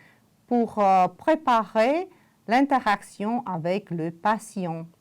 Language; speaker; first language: French; non-native, fluent; Romanian